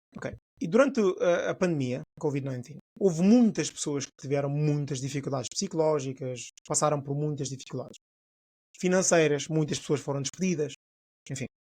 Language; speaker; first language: Portuguese; non-native, local second language; Upper Guinea Crioulo